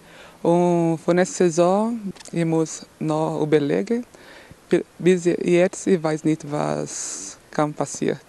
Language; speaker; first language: German; non-native, learner; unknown